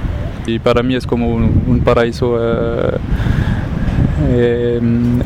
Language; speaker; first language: Spanish; non-native, fluent; French